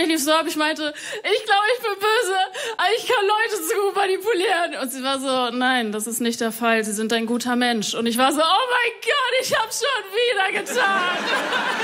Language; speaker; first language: German; early bilingual, other home language; Spanish